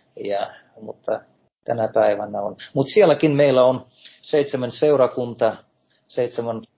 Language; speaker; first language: Finnish; non-native, fluent; Russian